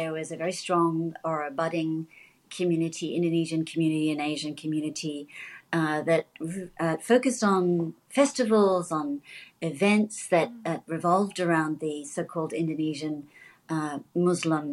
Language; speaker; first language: English; native; English